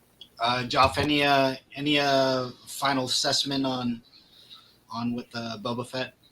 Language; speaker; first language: English; native; English